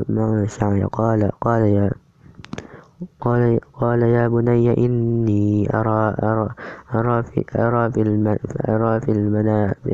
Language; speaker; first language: Arabic; non-native, learner; Indonesian